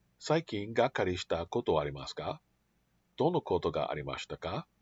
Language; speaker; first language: Japanese; non-native, learner; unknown